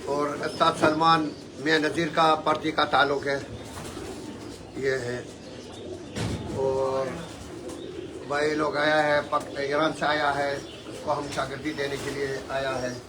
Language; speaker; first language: Hindi; non-native, learner; Arabic